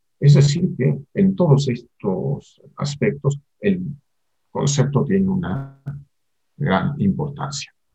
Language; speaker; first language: Spanish; native; Spanish